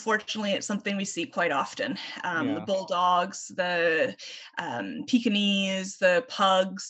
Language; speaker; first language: English; native; English